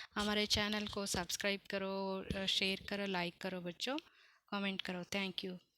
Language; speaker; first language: Hindi; non-native, local second language; Kannada